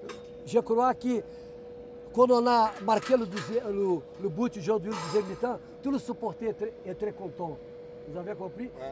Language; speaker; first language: French; non-native, fluent; Portuguese